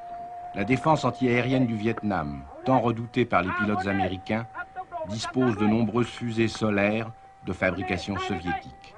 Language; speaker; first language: French; native; French